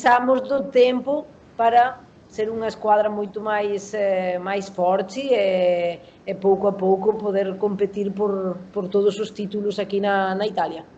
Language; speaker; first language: Portuguese; non-native, learner; Spanish